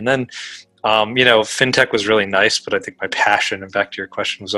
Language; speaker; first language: English; native; English